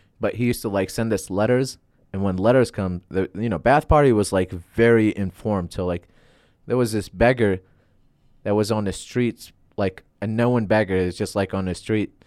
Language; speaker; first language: English; non-native, fluent; Arabic